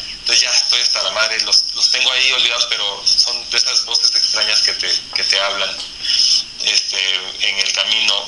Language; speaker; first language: Spanish; native; Spanish